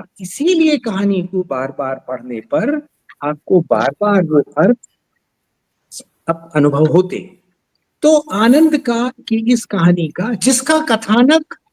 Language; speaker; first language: Hindi; native; Hindi